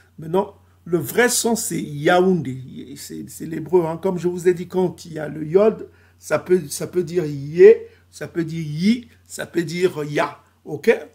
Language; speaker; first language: French; non-native, local second language; Kongo